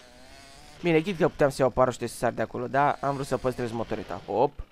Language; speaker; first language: Romanian; native; Romanian